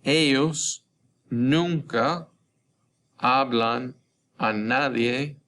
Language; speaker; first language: Spanish; non-native, fluent; English